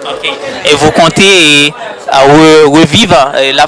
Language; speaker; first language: French; native; French